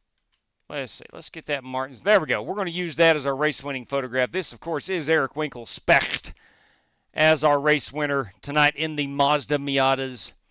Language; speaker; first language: English; native; English